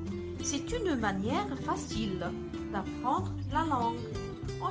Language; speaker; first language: French; non-native, fluent; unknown